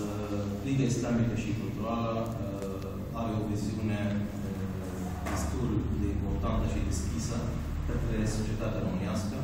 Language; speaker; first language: Romanian; non-native, fluent; Arabic